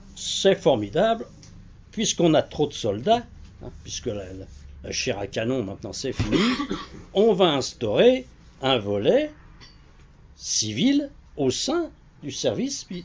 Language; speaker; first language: French; native; French